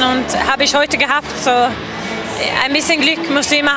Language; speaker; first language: German; non-native, fluent; Swedish